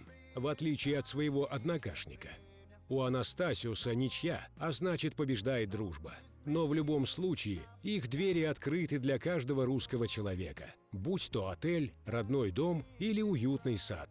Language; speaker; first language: Russian; native; Russian